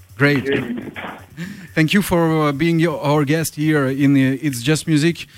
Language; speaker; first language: English; non-native, learner; French